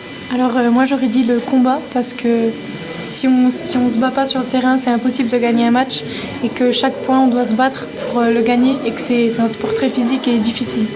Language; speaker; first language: French; native; French